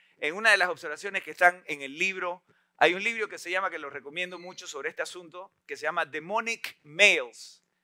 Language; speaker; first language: Spanish; native; Spanish